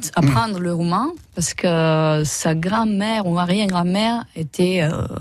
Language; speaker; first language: French; non-native, fluent; Romanian